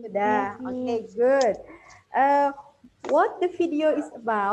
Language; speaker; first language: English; non-native, fluent; Indonesian